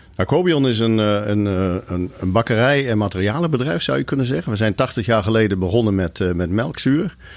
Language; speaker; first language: Dutch; native; Dutch